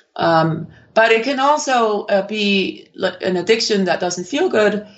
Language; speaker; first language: English; non-native, fluent; Danish